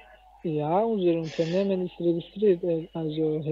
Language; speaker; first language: German; non-native, learner; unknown